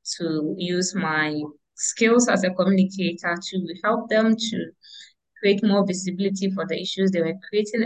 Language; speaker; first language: English; non-native, local second language; Ewe